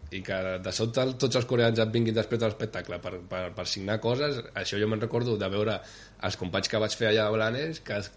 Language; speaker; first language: Catalan; native; Catalan